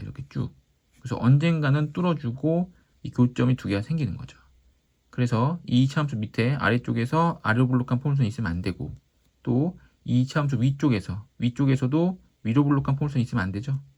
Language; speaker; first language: Korean; native; Korean